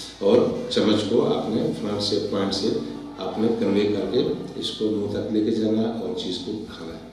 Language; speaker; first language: Urdu; non-native, local second language; Pahari-Potwari